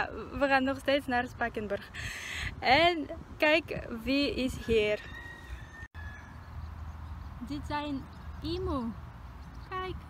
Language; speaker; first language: Dutch; non-native, learner; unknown